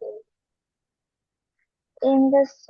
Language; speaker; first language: English; non-native, learner; Vietnamese